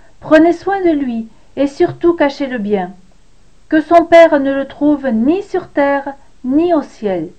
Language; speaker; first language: French; native; French